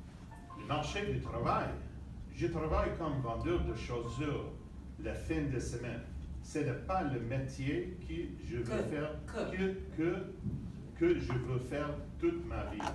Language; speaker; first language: French; non-native, learner; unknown